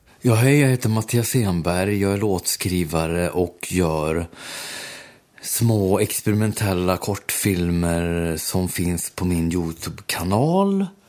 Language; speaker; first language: Swedish; native; Swedish